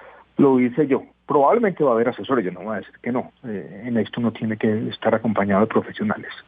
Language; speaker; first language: Spanish; native; Spanish